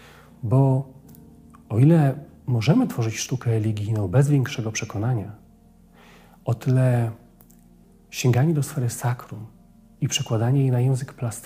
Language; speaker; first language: Polish; native; Polish